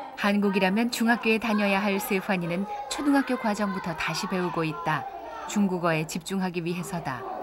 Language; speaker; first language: Korean; native; Korean